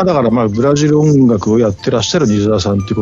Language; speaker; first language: Japanese; native; Japanese